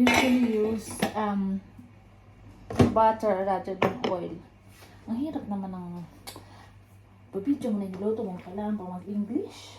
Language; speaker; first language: Filipino; native; Filipino